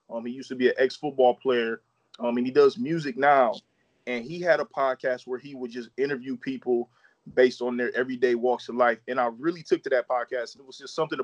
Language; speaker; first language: English; native; English